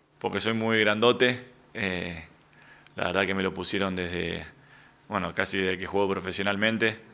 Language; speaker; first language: Spanish; native; Spanish